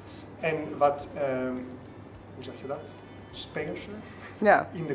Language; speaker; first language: Dutch; non-native, fluent; French